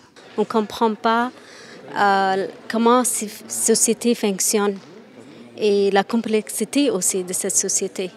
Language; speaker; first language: French; non-native, fluent; Arabic